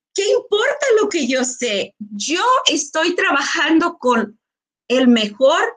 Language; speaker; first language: Spanish; early bilingual, heritage; Spanish